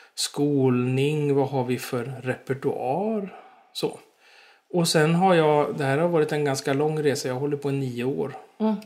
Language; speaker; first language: Swedish; native; Swedish